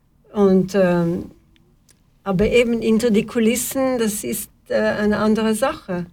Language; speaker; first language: German; non-native, fluent; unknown